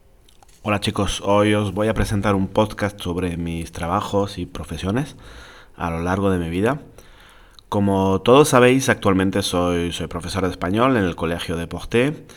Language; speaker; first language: Spanish; non-native, fluent; French